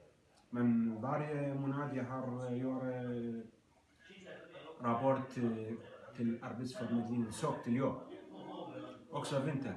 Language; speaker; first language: Swedish; non-native, learner; Arabic